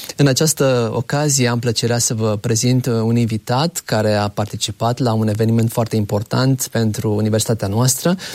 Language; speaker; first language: Romanian; native; Romanian